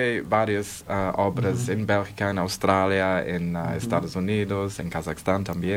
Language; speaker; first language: Spanish; non-native, learner; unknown